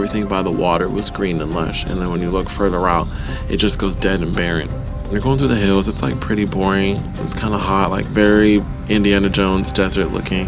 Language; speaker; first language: English; native; English